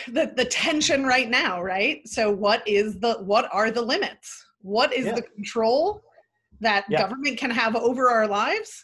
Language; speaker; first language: English; native; English